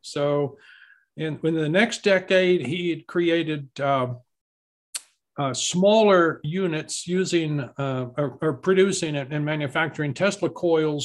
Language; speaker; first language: English; native; English